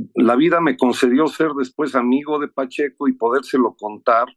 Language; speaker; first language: Spanish; early bilingual, heritage; Spanish